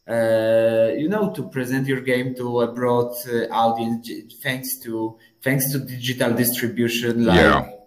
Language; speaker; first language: English; non-native, fluent; Polish